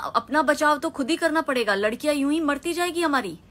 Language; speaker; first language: Hindi; non-native, local second language; Gujarati